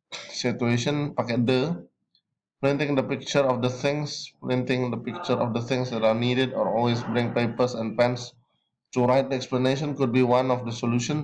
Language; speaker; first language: English; non-native, fluent; Indonesian